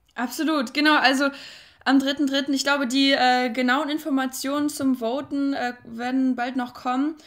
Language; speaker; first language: German; native; German